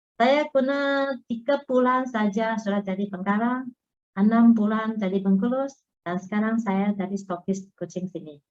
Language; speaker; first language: Malay; non-native, local second language; Chinese